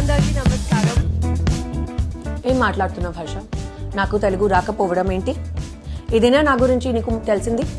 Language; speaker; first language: Telugu; non-native, fluent; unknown